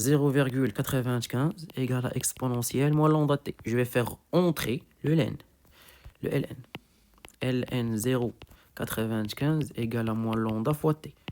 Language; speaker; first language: French; non-native, local second language; Arabic